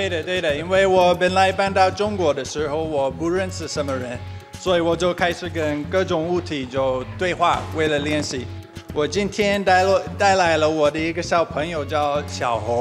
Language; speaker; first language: Chinese; non-native, fluent; English